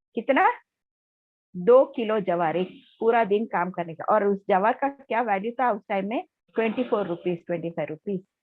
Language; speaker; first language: Hindi; non-native, local second language; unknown